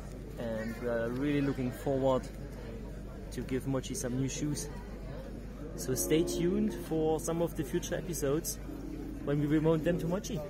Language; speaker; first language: English; non-native, fluent; German